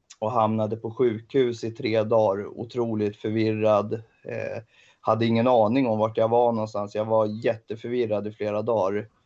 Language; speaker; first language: Swedish; native; Swedish